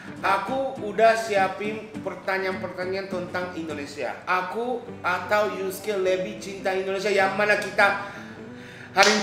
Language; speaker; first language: Indonesian; non-native, fluent; Japanese